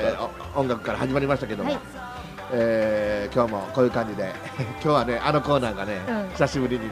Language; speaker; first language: Japanese; native; Japanese